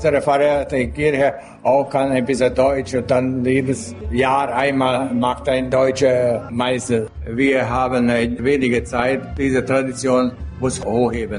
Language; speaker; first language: German; non-native, local second language; Hungarian